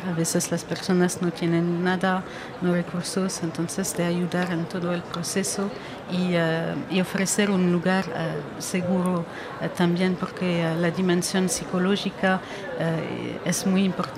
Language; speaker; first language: Spanish; non-native, fluent; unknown